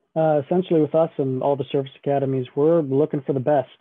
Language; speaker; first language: English; native; English